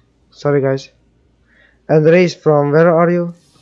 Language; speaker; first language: English; non-native, learner; Serbian